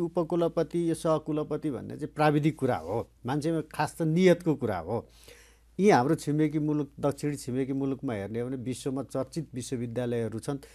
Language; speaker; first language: Nepali; native; Nepali